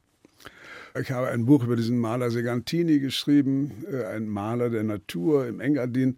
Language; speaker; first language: German; native; German